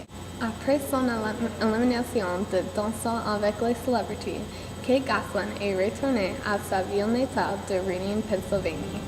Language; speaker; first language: French; non-native, learner; English